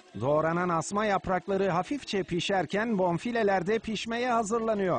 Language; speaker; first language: Turkish; native; Turkish